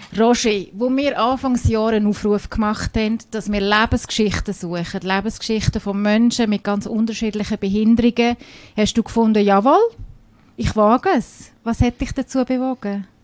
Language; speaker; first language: German; native; German